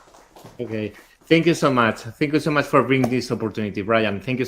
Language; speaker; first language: English; non-native, learner; Spanish